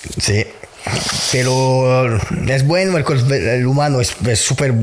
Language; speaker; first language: Spanish; non-native, fluent; French